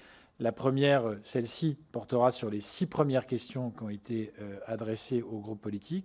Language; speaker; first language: French; native; French